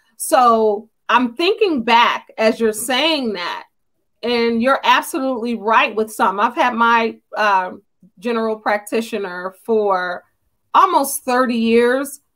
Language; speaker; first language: English; native; English